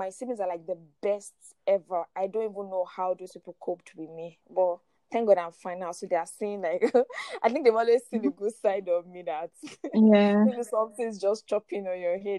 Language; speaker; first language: English; non-native, local second language; Yoruba